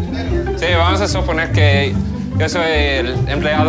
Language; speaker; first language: Spanish; non-native, fluent; English